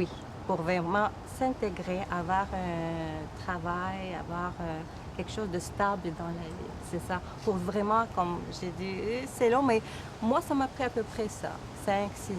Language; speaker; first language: French; non-native, fluent; Russian